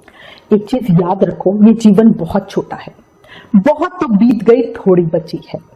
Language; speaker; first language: Hindi; native; Hindi